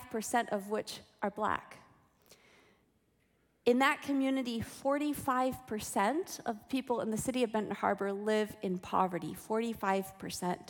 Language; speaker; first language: English; native; English